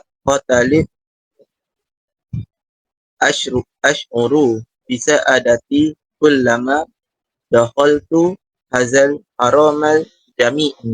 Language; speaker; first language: Arabic; non-native, learner; Malay